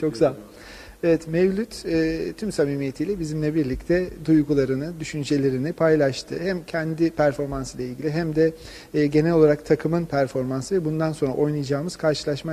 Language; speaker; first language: Turkish; native; Turkish